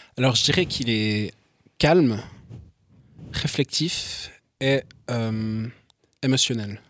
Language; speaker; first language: French; early bilingual, other home language; English